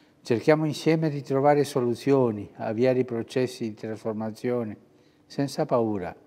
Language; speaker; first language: Italian; early bilingual, heritage; Spanish